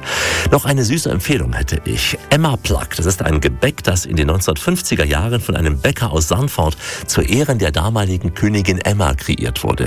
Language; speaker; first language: German; native; German